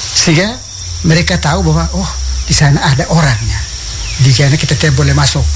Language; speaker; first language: Indonesian; non-native, local second language; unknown